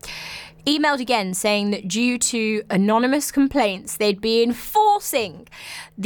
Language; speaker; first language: English; native; English